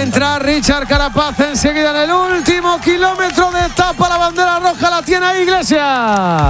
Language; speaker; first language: Spanish; native; Spanish